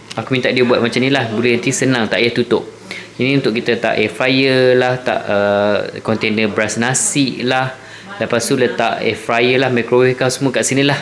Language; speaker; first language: Malay; native; Malay